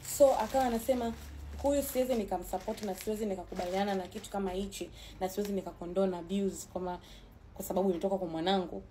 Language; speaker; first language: Swahili; native; Swahili